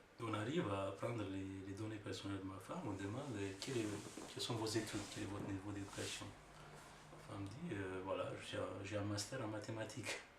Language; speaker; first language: French; non-native, fluent; Romanian